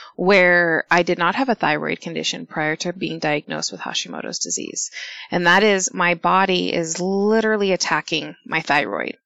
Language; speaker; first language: English; early bilingual, other home language; Spanish